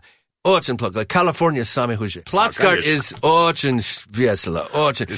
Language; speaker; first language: Russian; non-native, learner; English